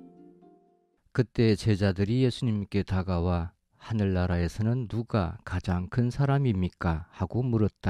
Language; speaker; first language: Korean; native; Korean